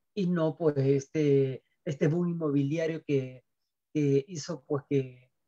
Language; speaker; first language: Spanish; native; Spanish